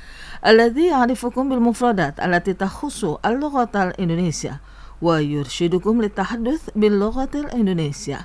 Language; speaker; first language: Arabic; non-native, fluent; Indonesian